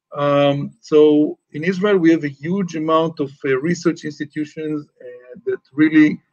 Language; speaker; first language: English; non-native, fluent; Hebrew